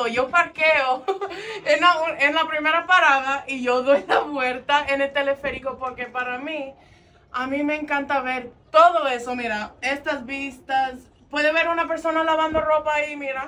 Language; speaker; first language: Spanish; non-native, fluent; English